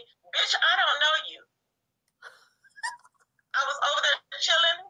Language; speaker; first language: English; native; English